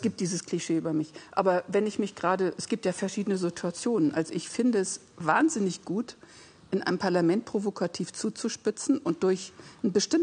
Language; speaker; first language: German; native; German